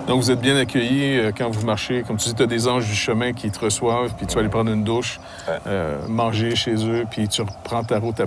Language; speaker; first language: French; native; French